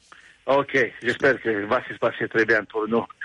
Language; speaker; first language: French; non-native, fluent; Romanian